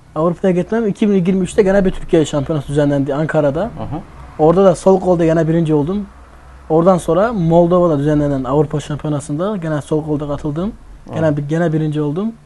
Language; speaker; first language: Turkish; early bilingual, other home language; Russian